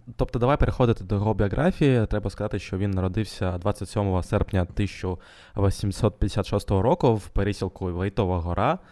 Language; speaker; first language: Ukrainian; non-native, local second language; Russian